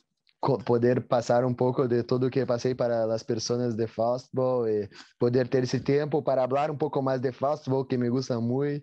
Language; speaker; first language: Spanish; non-native, learner; Portuguese